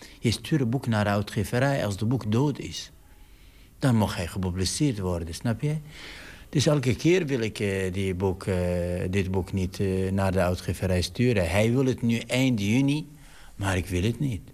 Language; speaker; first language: Dutch; non-native, fluent; Arabic